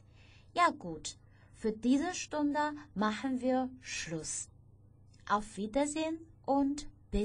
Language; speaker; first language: German; non-native, fluent; Chinese